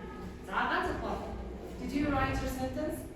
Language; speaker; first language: English; non-native, fluent; Mongolian